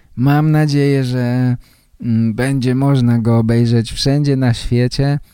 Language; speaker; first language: Polish; native; Polish